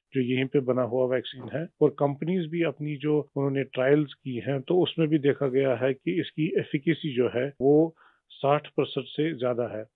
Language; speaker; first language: Hindi; non-native, local second language; Kashmiri